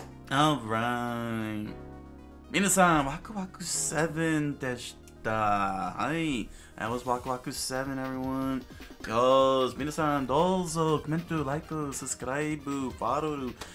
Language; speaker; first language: English; native; English